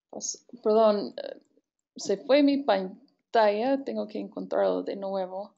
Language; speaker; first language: Spanish; non-native, fluent; English